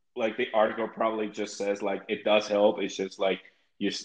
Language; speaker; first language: English; early bilingual, other home language; Spanish